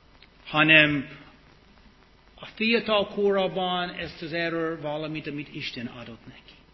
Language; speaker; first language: Hungarian; early bilingual, heritage; English